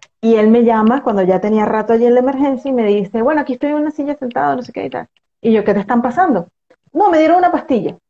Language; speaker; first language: Spanish; native; Spanish